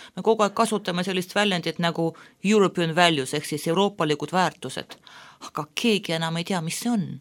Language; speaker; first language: Estonian; non-native, local second language; Russian